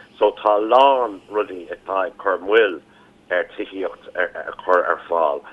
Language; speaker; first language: Irish; non-native, local second language; English